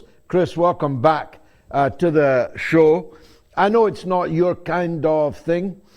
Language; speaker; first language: English; native; English